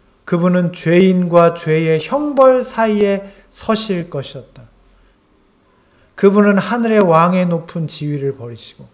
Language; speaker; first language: Korean; native; Korean